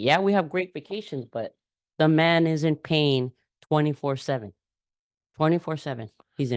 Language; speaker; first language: English; native; English